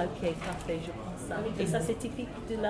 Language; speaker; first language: French; non-native, learner; English